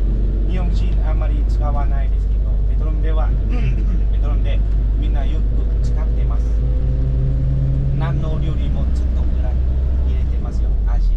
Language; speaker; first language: Japanese; non-native, fluent; Vietnamese